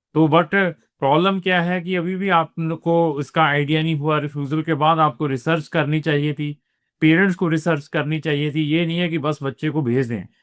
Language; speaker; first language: Hindi; non-native, local second language; Punjabi